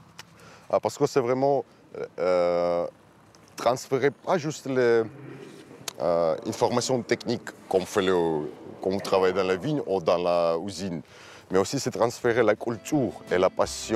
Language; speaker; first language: French; non-native, fluent; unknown